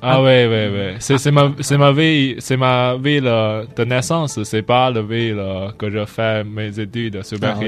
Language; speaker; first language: French; non-native, learner; Chinese